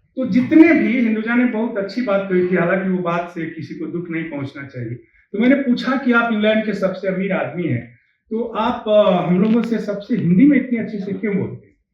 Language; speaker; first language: Hindi; native; Hindi